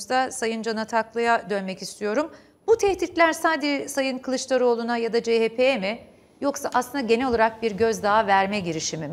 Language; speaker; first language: Turkish; native; Turkish